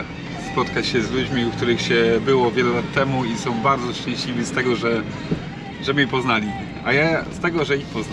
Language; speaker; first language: Polish; native; Polish